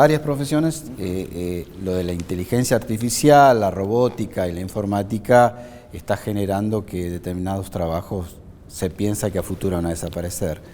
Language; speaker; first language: Spanish; native; Spanish